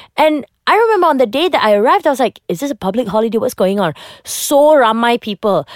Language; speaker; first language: English; non-native, local second language; Malay